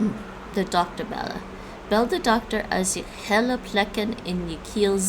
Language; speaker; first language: Dutch; non-native, learner; English